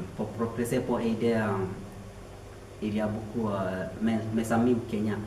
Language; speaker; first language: French; non-native, learner; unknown